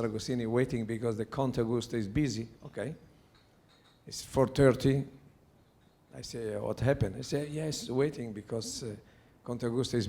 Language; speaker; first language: English; non-native, learner; Italian